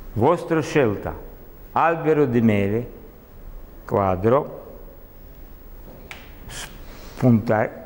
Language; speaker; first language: Italian; non-native, learner; Russian